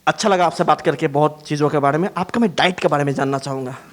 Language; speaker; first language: Hindi; non-native, local second language; Assamese